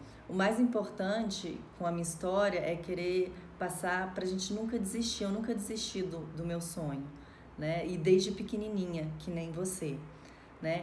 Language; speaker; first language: Portuguese; native; Portuguese